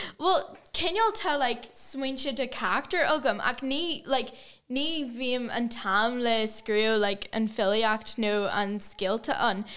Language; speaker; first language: Irish; non-native, local second language; Portuguese